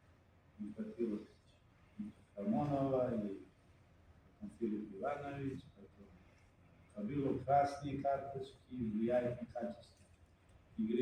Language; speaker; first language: Russian; non-native, fluent; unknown